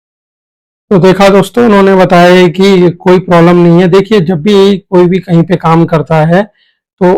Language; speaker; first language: Hindi; native; Hindi